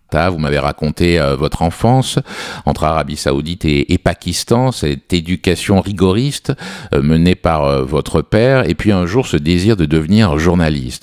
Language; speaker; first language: French; native; French